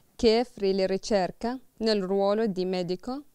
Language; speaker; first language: Italian; non-native, learner; Arabic